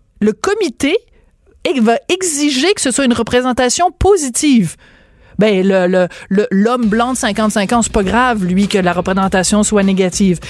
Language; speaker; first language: French; native; French